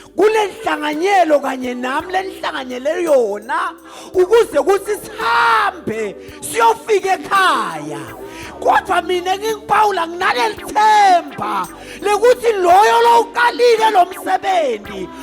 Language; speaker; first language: Zulu; non-native, local second language; Swati